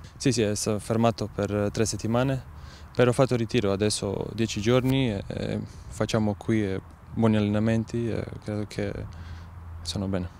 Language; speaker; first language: Italian; non-native, learner; Croatian